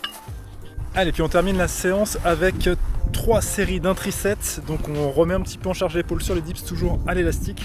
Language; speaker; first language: French; native; French